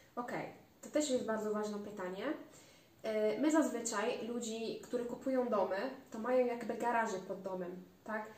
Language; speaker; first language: Polish; non-native, learner; Arabic